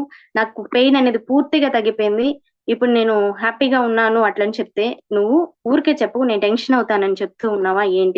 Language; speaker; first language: Telugu; native; Telugu